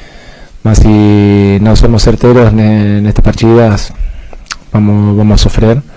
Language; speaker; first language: Portuguese; non-native, fluent; Spanish